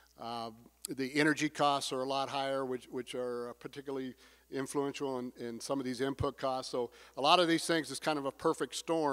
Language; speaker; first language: English; native; English